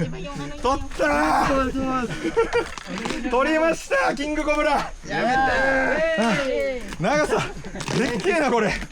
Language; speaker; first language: Japanese; native; Japanese